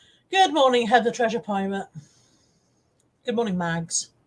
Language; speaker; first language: English; native; English